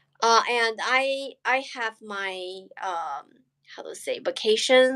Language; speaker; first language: English; non-native, learner; Chinese